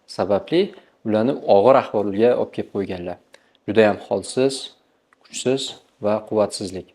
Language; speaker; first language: Uzbek; native; Uzbek